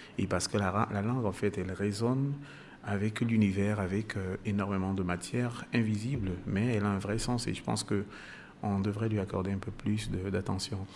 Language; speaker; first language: French; non-native, local second language; Basaa